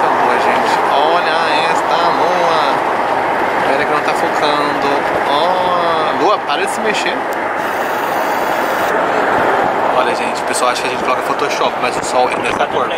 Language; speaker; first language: Portuguese; native; Portuguese